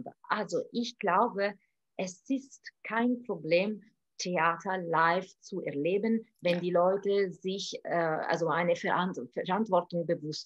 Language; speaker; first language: German; non-native, fluent; Italian